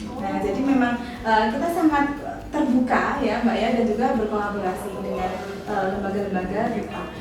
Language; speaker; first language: Indonesian; native; Indonesian